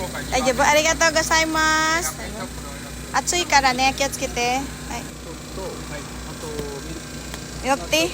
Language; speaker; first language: Japanese; non-native, fluent; Filipino